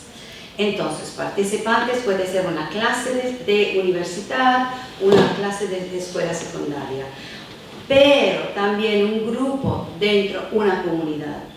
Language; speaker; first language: Spanish; non-native, fluent; Italian